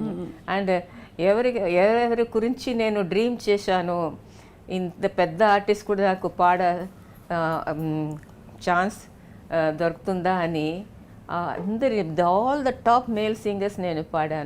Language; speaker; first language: Telugu; non-native, fluent; Tamil